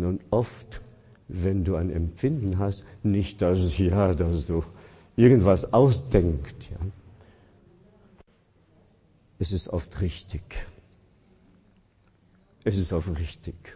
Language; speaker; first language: German; non-native, fluent; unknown